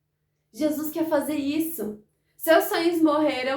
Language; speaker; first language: Portuguese; native; Portuguese